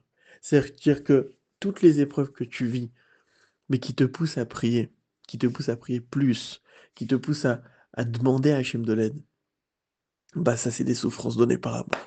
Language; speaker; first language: French; native; French